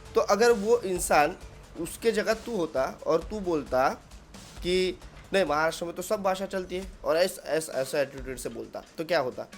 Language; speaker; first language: Hindi; non-native, local second language; Marathi